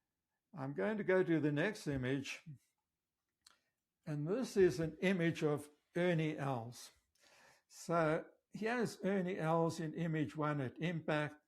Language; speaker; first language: English; native; English